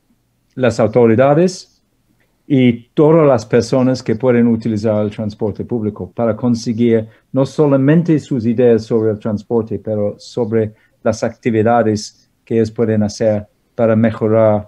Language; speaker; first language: Spanish; non-native, fluent; English